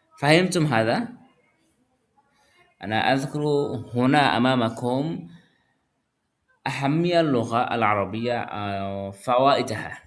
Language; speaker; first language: Arabic; non-native, fluent; Bangla